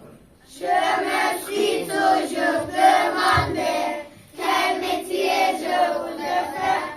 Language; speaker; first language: French; non-native, learner; Turkish